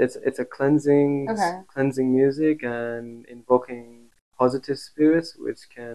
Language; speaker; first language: English; native; English